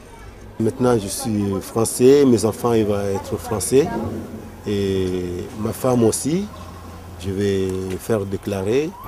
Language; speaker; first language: French; non-native, learner; Comorian